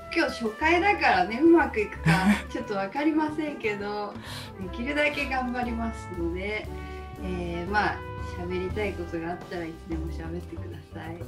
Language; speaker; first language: Japanese; native; Japanese